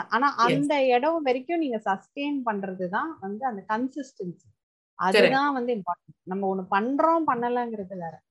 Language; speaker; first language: Tamil; native; Tamil